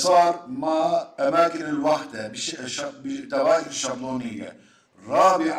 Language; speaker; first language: Arabic; non-native, fluent; Turkish